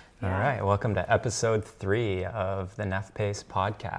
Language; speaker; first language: English; native; English